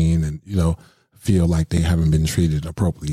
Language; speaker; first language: English; native; English